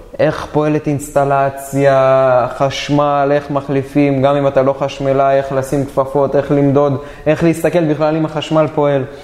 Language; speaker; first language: Hebrew; native; Hebrew